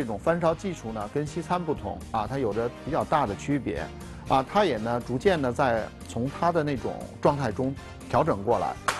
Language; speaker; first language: Chinese; native; Chinese